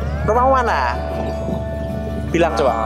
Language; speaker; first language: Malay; non-native, local second language; Javanese